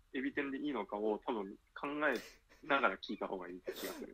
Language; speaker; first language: Japanese; native; Japanese